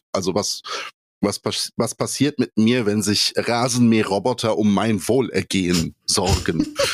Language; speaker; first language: German; early bilingual, other home language; Polish